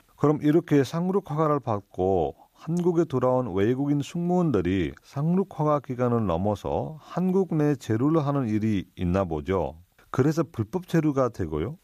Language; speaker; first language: Korean; non-native, fluent; Nepali